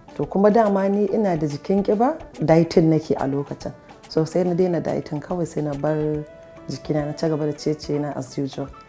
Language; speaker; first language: Hausa; non-native, local second language; Yoruba